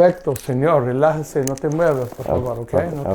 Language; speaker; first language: Spanish; non-native, learner; English